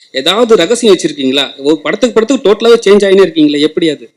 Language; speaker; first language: Tamil; native; Tamil